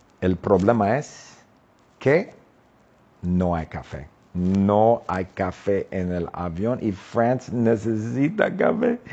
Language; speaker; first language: Spanish; non-native, fluent; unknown